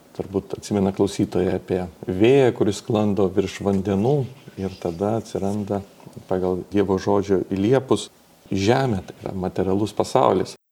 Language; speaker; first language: Lithuanian; native; Lithuanian